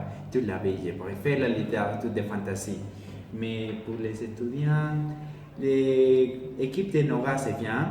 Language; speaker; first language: French; non-native, learner; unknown